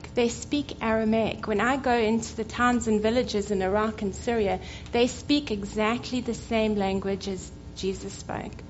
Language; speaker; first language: English; native; English